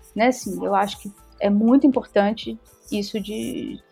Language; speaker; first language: Portuguese; native; Portuguese